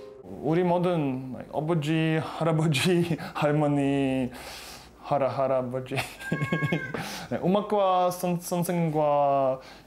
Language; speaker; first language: Korean; non-native, learner; Latvian